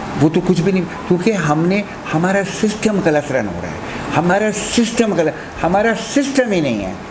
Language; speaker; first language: Urdu; native; Urdu